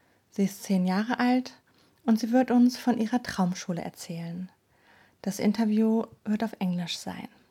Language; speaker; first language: German; native; German